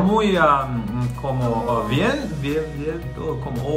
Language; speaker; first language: Spanish; non-native, learner; Croatian